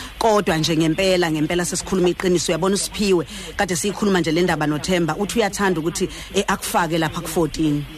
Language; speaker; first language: Zulu; native; Zulu